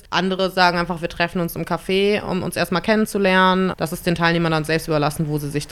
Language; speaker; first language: German; native; German